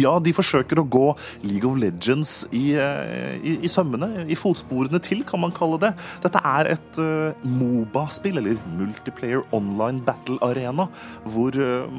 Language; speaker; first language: Norwegian; native; Norwegian